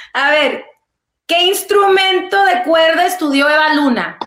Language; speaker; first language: Spanish; native; Spanish